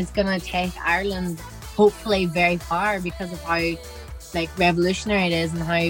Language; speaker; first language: English; native; English